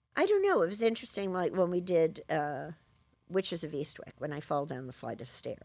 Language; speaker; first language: English; native; English